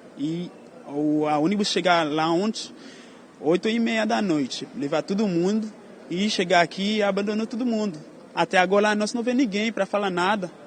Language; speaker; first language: Portuguese; non-native, learner; Haitian Creole